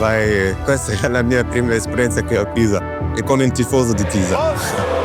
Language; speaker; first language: Italian; non-native, fluent; German